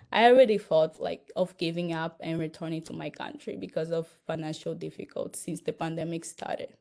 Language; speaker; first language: English; non-native, fluent; Portuguese